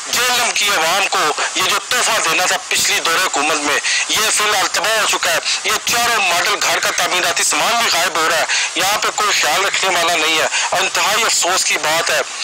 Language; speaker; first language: Urdu; native; Urdu